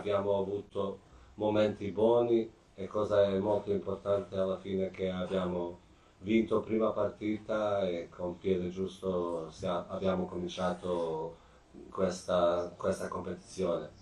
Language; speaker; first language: Italian; non-native, fluent; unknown